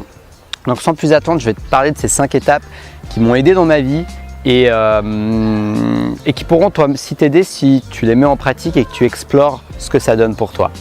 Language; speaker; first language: French; native; French